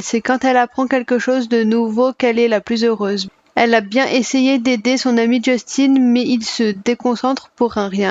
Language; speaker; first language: French; native; French